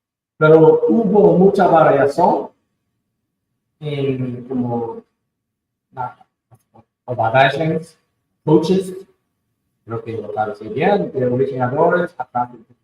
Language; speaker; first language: Spanish; non-native, fluent; English